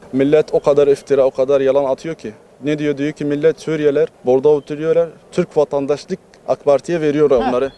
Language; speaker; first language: Turkish; non-native, fluent; Arabic